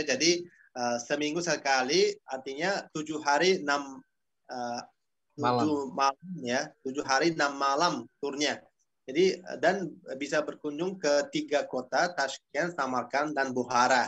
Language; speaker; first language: Indonesian; non-native, fluent; Uzbek